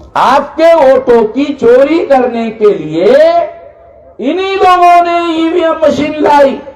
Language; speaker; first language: Hindi; non-native, local second language; Marathi